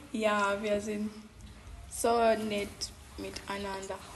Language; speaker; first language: German; non-native, learner; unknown